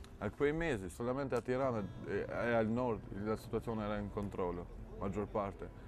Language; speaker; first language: Italian; non-native, fluent; Albanian